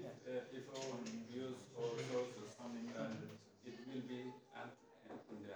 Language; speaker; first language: English; non-native, learner; Turkish